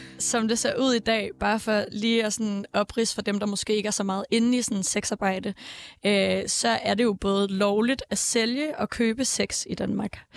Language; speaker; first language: Danish; native; Danish